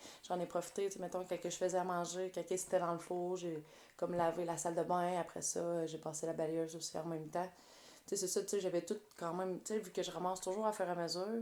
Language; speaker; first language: French; native; French